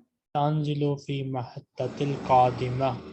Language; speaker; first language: Arabic; non-native, fluent; Urdu